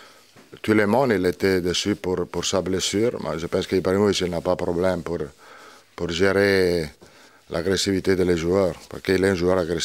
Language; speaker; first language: French; non-native, learner; Italian